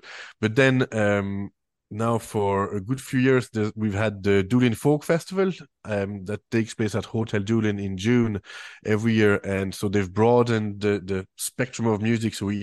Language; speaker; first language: English; non-native, fluent; French